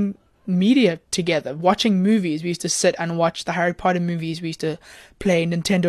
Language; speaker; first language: English; native; English